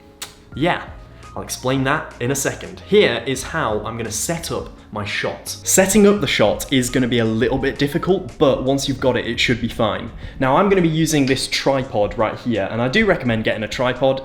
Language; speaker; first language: English; native; English